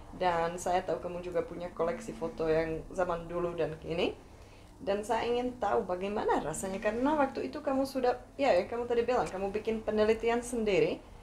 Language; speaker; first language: Indonesian; non-native, fluent; Czech